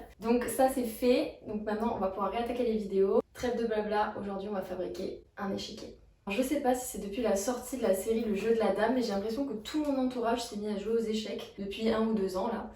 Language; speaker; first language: French; native; French